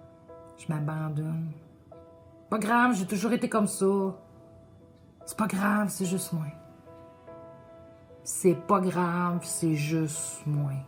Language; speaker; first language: French; native; French